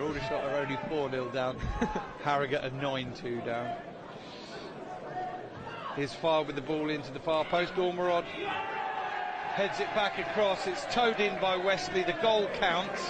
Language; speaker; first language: English; native; English